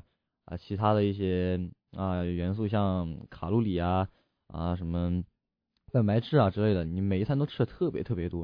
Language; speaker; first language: Chinese; native; Chinese